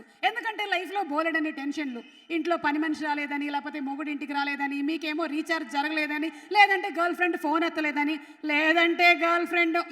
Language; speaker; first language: Telugu; native; Telugu